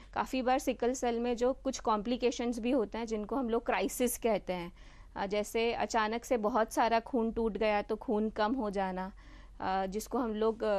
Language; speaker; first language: Hindi; non-native, local second language; Gujarati